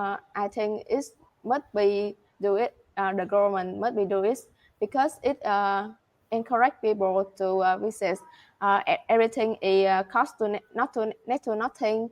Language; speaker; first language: English; non-native, learner; Vietnamese